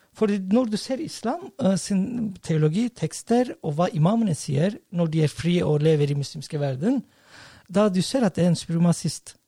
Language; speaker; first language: Norwegian; non-native, fluent; Turkish